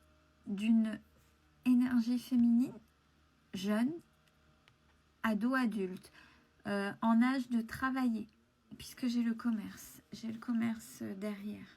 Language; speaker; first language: French; native; French